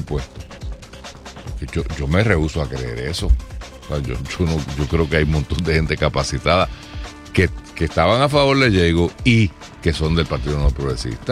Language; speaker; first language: Spanish; native; Spanish